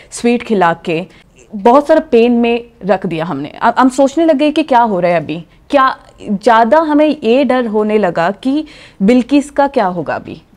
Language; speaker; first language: Hindi; non-native, local second language; Kannada